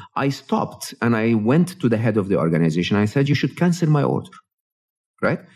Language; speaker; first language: English; non-native, fluent; Arabic